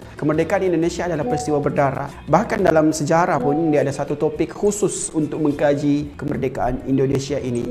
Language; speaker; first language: Malay; native; Malay